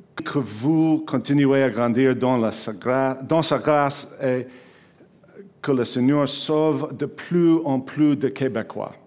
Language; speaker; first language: French; non-native, learner; English